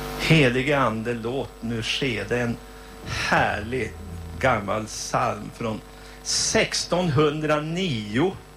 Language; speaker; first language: Swedish; native; Swedish